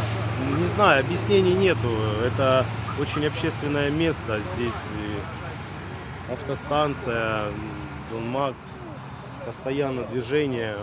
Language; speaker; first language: Russian; native; Russian